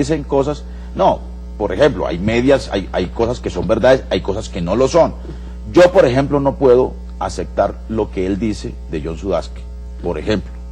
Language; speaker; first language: Spanish; native; Spanish